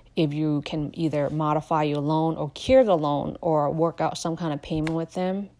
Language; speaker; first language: English; non-native, fluent; Lao